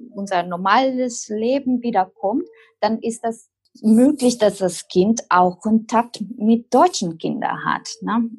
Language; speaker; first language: German; non-native, fluent; Spanish